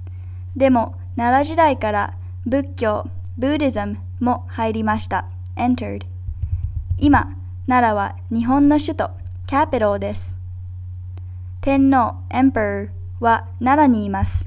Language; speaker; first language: Japanese; non-native, learner; English